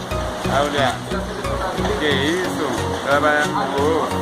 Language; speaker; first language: Portuguese; non-native, learner; Haitian Creole